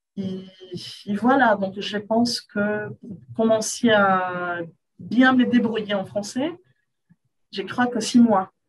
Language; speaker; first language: French; non-native, fluent; Portuguese